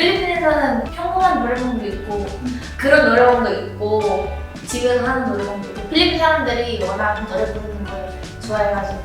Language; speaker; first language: Korean; non-native, fluent; Filipino